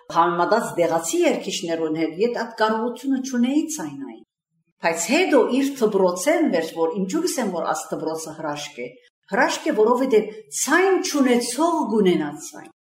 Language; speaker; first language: Armenian; early bilingual, heritage; Armenian